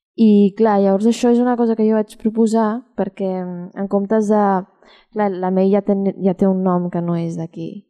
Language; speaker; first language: Catalan; early bilingual, other home language; Chinese